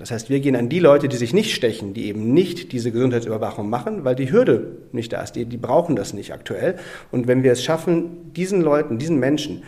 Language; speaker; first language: German; native; German